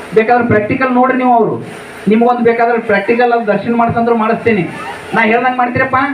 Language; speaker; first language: Kannada; native; Kannada